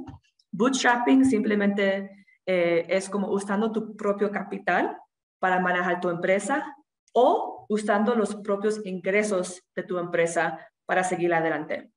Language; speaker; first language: Spanish; non-native, fluent; English